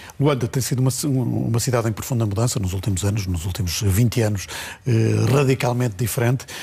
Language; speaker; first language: Portuguese; native; Portuguese